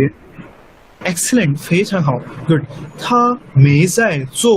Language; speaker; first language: Chinese; non-native, fluent; Urdu